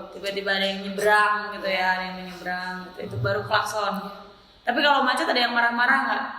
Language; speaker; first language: Indonesian; native; Indonesian